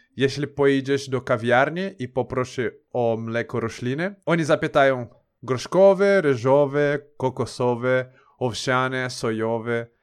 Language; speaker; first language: Polish; non-native, learner; Portuguese